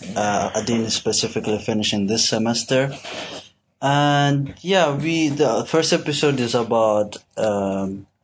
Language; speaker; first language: English; non-native, fluent; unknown